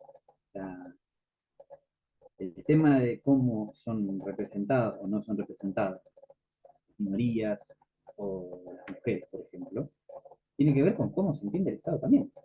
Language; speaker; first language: Spanish; native; Spanish